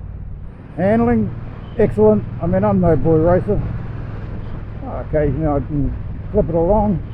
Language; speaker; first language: English; native; English